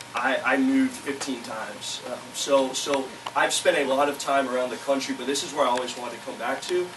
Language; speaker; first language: English; native; English